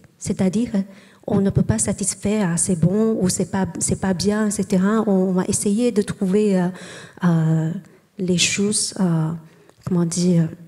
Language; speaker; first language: French; non-native, learner; Chinese